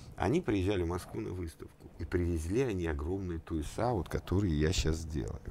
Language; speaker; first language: Russian; native; Russian